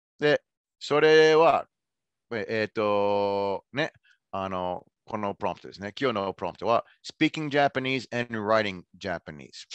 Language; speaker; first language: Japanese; non-native, fluent; English